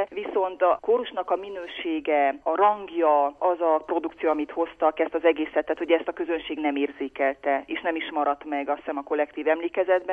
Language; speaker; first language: Hungarian; native; Hungarian